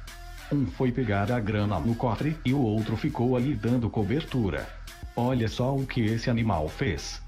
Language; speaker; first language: Portuguese; native; Portuguese